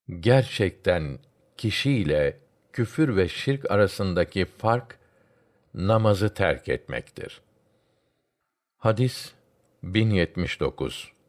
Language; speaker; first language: Turkish; native; Turkish